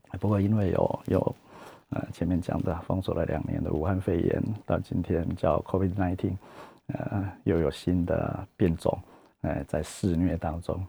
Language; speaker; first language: Chinese; native; Chinese